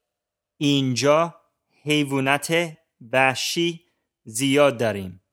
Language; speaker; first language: Persian; non-native, learner; English